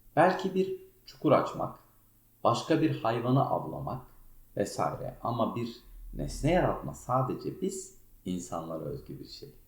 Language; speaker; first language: Turkish; native; Turkish